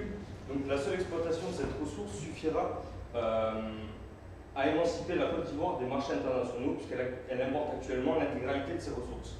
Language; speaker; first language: French; native; French